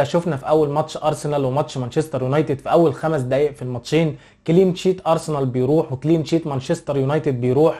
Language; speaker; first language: Arabic; native; Arabic